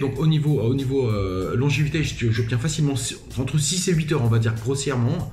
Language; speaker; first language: French; native; French